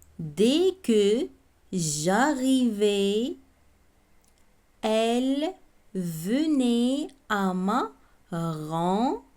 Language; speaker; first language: French; non-native, local second language; Arabic